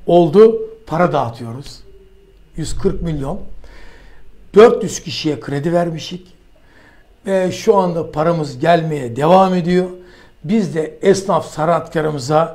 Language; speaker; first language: Turkish; native; Turkish